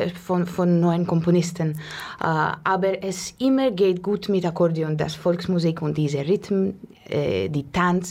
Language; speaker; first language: German; non-native, fluent; Russian